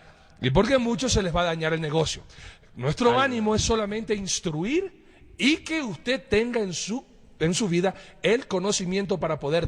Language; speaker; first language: Spanish; native; Spanish